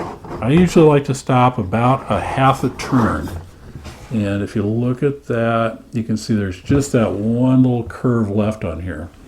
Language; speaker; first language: English; native; English